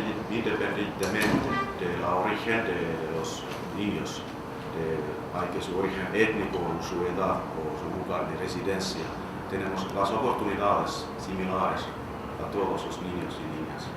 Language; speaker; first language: Spanish; non-native, fluent; Finnish